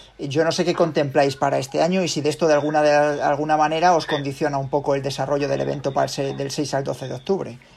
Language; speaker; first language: Spanish; native; Spanish